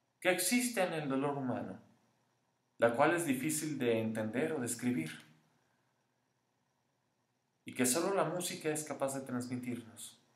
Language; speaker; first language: Spanish; native; Spanish